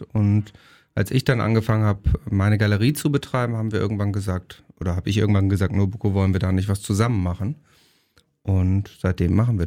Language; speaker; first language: German; native; German